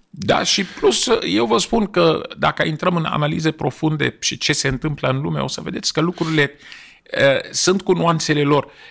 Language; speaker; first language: Romanian; non-native, fluent; Arabic